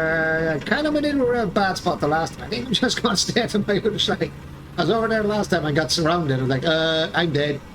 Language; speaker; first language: English; native; English